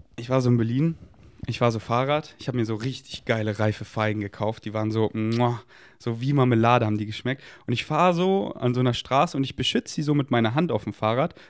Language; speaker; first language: German; native; German